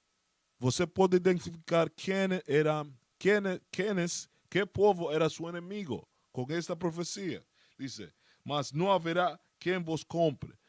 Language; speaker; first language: Portuguese; non-native, learner; Spanish